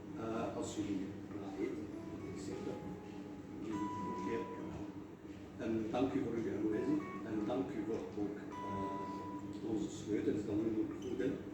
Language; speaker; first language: Dutch; non-native, learner; Kurdish